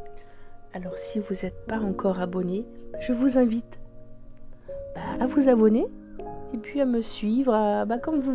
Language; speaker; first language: French; native; French